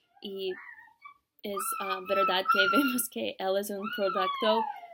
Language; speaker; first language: Spanish; non-native, learner; English